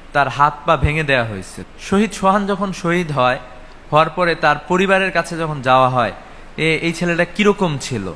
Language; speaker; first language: Bangla; native; Bangla